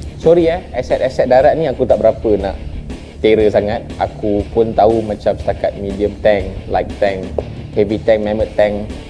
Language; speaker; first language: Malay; native; Malay